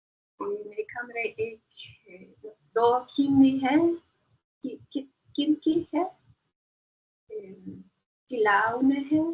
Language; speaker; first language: Hindi; non-native, learner; Spanish